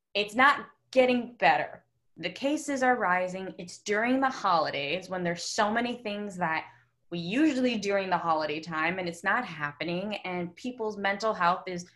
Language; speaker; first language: English; native; English